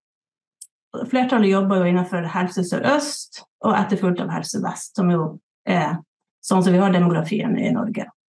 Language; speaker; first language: Norwegian; native; Norwegian